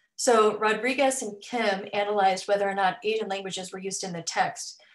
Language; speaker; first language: English; native; English